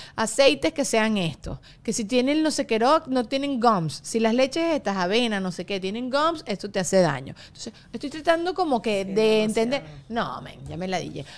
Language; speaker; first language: Spanish; native; Spanish